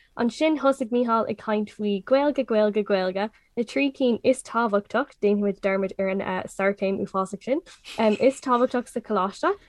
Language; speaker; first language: Irish; non-native, local second language; English